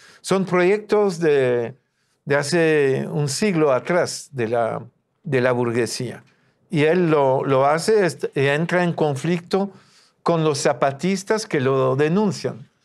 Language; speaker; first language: Spanish; non-native, fluent; French